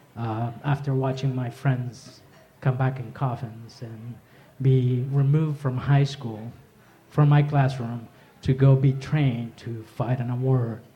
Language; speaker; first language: English; early bilingual, other home language; Spanish